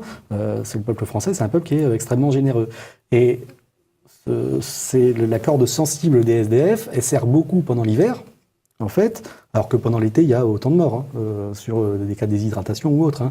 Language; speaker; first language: French; native; French